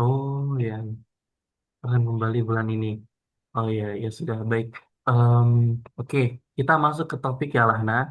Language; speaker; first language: Indonesian; native; Indonesian